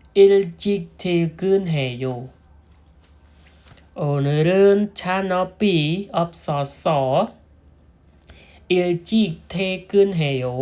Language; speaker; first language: Korean; non-native, learner; Khmer